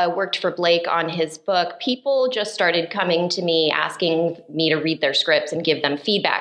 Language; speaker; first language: English; native; English